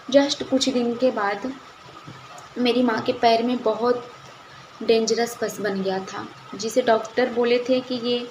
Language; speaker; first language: Hindi; native; Hindi